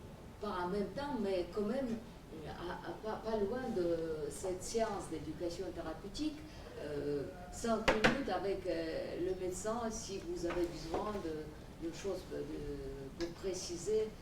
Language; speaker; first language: French; non-native, fluent; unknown